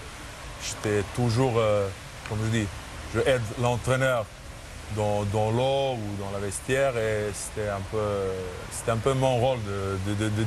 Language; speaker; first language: French; non-native, fluent; Serbian